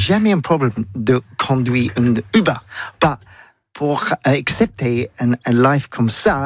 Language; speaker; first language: French; non-native, learner; English